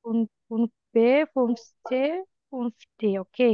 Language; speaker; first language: German; non-native, fluent; Indonesian